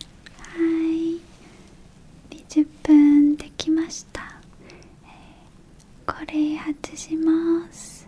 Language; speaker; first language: Japanese; non-native, learner; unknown